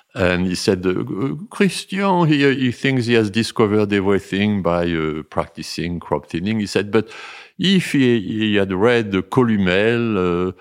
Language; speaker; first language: English; non-native, fluent; French